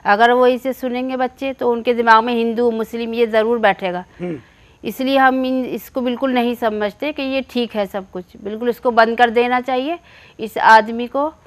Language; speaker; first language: Hindi; native; Hindi